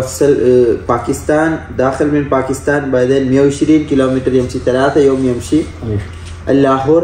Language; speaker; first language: Arabic; non-native, learner; Malayalam